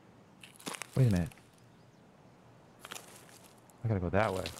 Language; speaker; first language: English; native; English